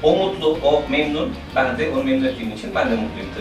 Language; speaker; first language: Turkish; native; Turkish